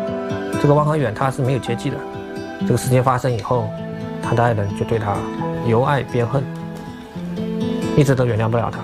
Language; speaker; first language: Chinese; native; Chinese